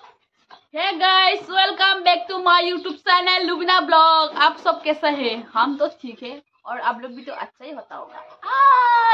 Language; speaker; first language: Hindi; non-native, local second language; Assamese